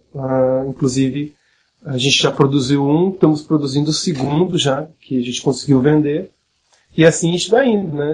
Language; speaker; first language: Portuguese; native; Portuguese